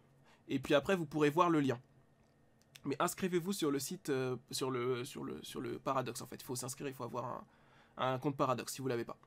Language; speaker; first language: French; native; French